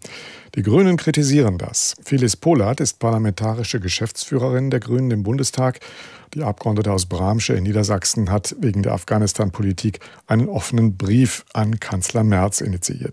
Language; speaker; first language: German; native; German